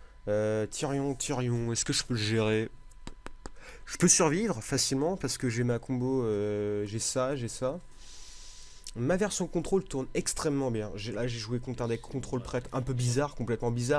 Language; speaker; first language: French; native; French